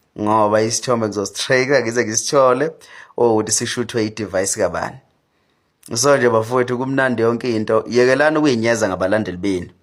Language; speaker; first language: Zulu; native; Zulu